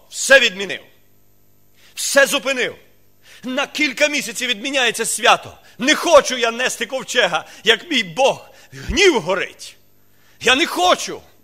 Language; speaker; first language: Ukrainian; non-native, local second language; Russian